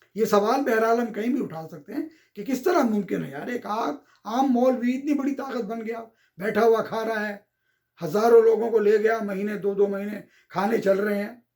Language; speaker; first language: Urdu; native; Urdu